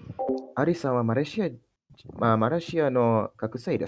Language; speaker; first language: Japanese; non-native, learner; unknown